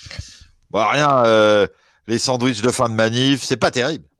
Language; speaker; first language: French; native; French